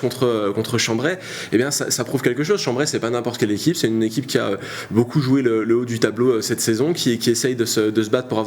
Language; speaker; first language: French; native; French